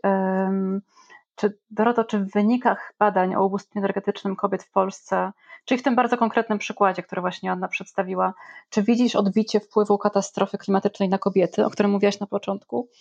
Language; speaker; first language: Polish; native; Polish